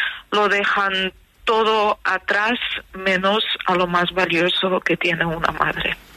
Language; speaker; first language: Spanish; non-native, fluent; Ukrainian